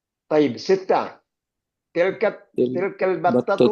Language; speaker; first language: Arabic; non-native, fluent; Malayalam